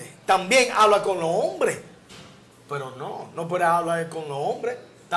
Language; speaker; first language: Spanish; non-native, learner; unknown